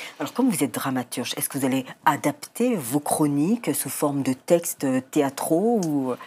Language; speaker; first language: French; native; French